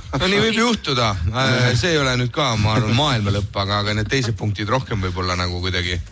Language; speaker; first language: Estonian; native; Estonian